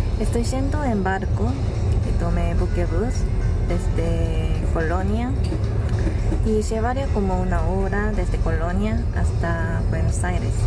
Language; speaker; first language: Spanish; non-native, learner; Korean